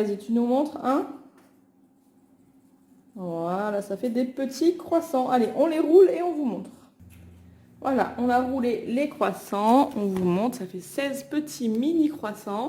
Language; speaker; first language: French; native; French